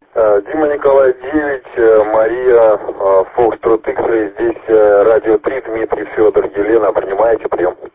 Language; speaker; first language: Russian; native; Russian